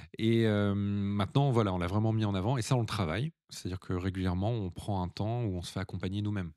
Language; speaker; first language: French; native; French